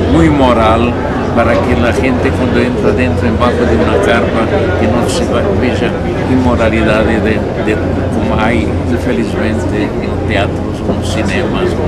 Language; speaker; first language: Spanish; non-native, fluent; Hungarian